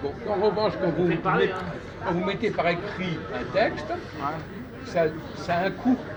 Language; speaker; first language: French; native; French